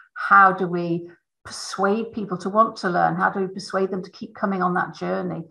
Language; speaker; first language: English; native; English